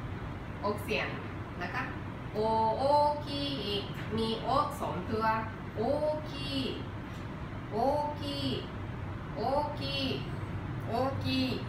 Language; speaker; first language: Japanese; non-native, fluent; Thai